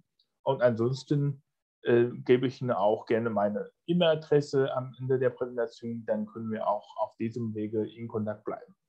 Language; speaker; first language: German; non-native, fluent; Chinese